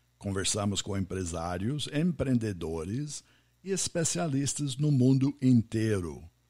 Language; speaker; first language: Portuguese; non-native, fluent; English